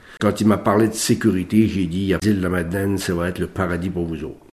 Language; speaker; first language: French; native; French